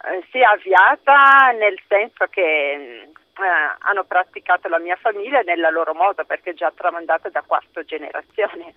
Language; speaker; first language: Italian; non-native, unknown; Malagasy